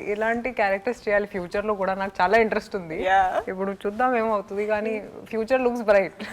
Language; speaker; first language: Telugu; non-native, local second language; Hindi